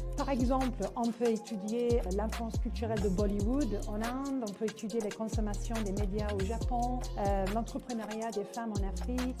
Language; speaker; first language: French; non-native, fluent; English